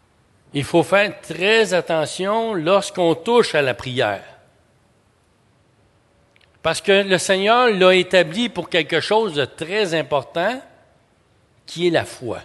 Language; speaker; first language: French; native; French